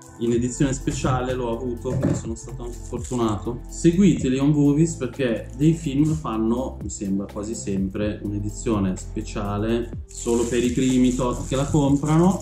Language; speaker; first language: Italian; early bilingual, other home language; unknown